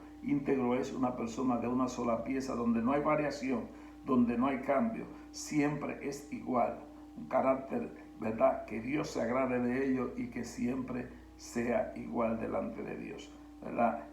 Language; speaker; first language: Spanish; native; Spanish